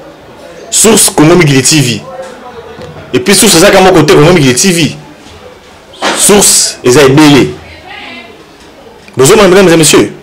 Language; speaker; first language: French; non-native, local second language; Lingala